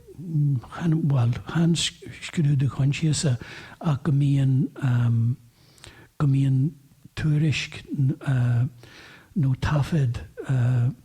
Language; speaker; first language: Irish; native; Irish